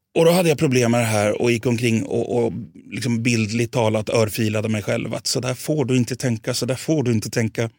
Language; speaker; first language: Swedish; native; Swedish